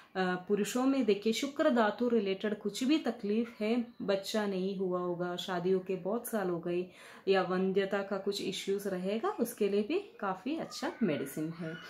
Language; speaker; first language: Hindi; non-native, local second language; Kannada